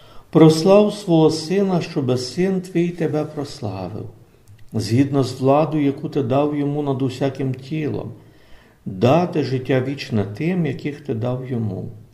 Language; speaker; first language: Ukrainian; native; Ukrainian